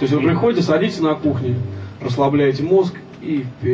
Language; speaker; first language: Russian; native; Russian